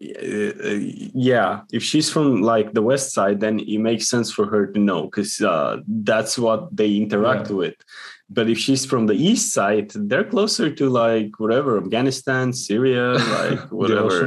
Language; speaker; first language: English; non-native, fluent; Macedonian